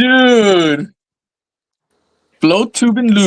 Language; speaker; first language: English; native; English